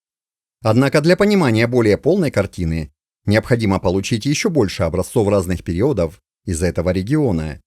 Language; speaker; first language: Russian; native; Russian